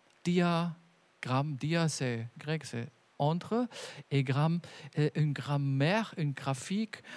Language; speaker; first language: French; non-native, fluent; German